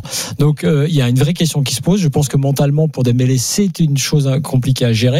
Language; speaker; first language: French; native; French